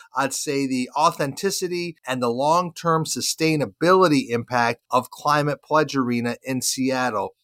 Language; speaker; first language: English; native; English